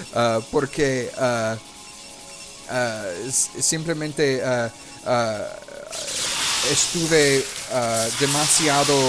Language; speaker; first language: Spanish; non-native, learner; English